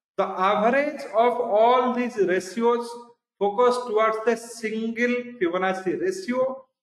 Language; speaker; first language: English; non-native, local second language; Odia